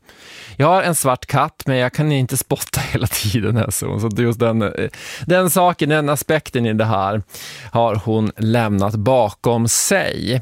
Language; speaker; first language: Swedish; native; Swedish